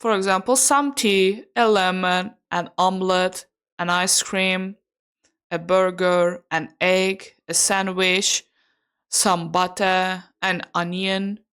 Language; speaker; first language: English; non-native, fluent; Azerbaijani